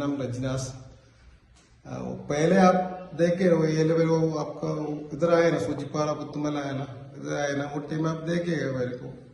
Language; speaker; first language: Hindi; non-native, learner; Malayalam